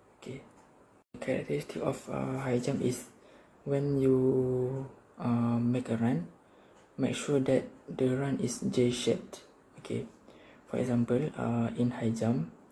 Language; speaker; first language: English; non-native, learner; Malay